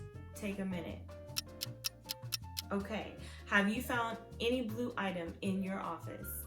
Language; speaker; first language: English; native; English